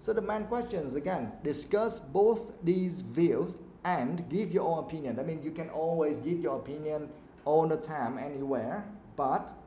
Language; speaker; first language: English; non-native, fluent; Vietnamese